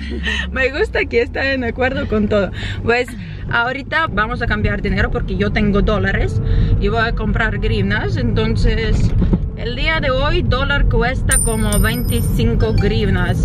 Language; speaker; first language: Spanish; non-native, fluent; Ukrainian